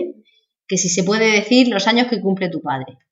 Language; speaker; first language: Spanish; native; Spanish